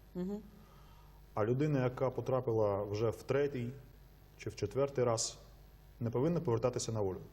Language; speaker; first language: Ukrainian; non-native, fluent; Russian